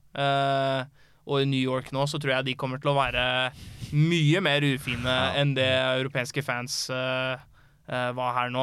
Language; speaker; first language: Norwegian; native; Norwegian